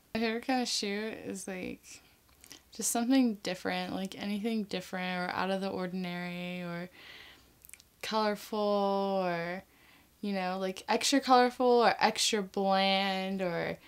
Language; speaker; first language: English; native; English